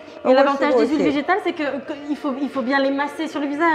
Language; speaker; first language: French; native; French